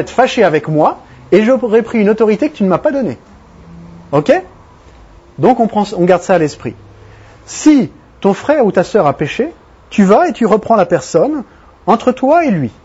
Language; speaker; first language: French; native; French